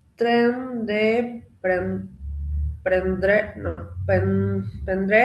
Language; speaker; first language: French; non-native, learner; Spanish